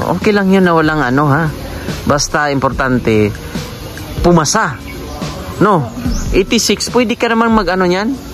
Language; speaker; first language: Filipino; non-native, local second language; Cebuano